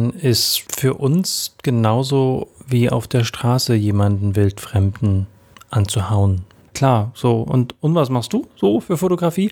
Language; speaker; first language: German; native; German